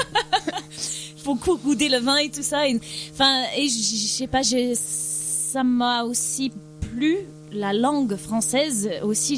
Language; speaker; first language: French; non-native, fluent; English